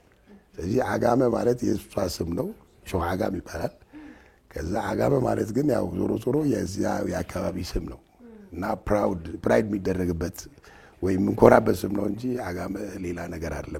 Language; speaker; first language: Amharic; non-native, local second language; Tigrinya